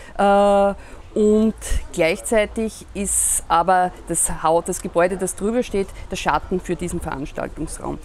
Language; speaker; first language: German; native; German